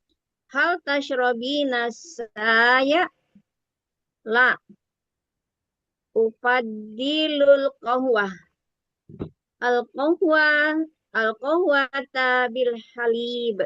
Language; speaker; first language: Arabic; non-native, learner; Indonesian